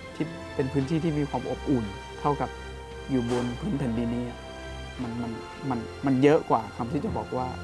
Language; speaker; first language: Thai; non-native, local second language; Akha